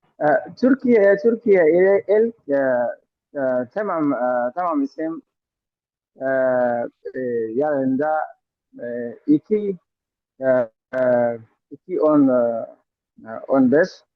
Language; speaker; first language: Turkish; non-native, learner; Arabic